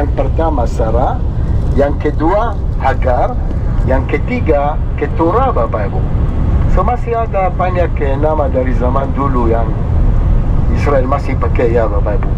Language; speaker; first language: Indonesian; non-native, fluent; Hebrew